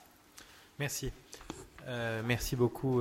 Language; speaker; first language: French; native; French